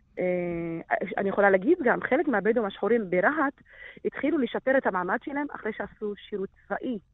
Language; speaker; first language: Hebrew; non-native, local second language; Arabic